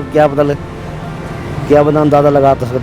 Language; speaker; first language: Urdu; non-native, local second language; Punjabi